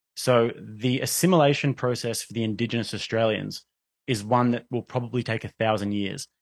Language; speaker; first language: English; native; English